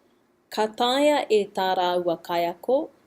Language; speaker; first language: Māori; non-native, fluent; English